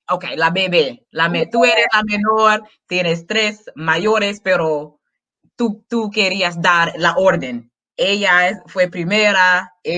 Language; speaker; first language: Spanish; non-native, learner; English